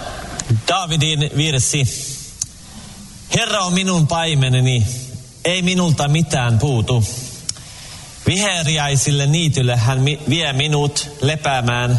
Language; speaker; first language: Finnish; early bilingual, heritage; Finnish